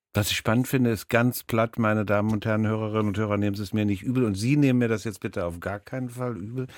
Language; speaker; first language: German; native; German